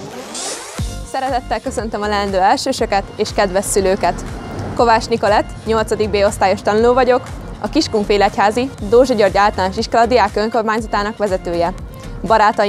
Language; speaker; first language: Hungarian; native; Hungarian